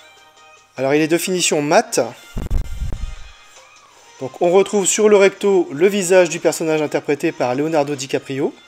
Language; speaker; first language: French; native; French